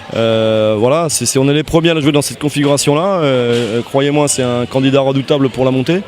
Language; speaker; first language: French; native; French